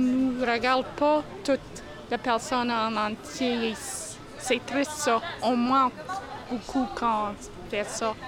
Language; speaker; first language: French; non-native, local second language; English